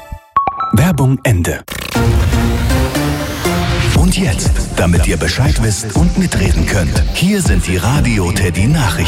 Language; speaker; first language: German; native; German